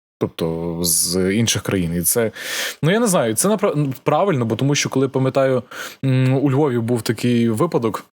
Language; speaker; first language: Ukrainian; native; Ukrainian